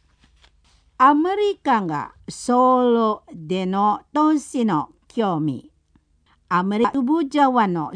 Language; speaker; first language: Japanese; non-native, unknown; Indonesian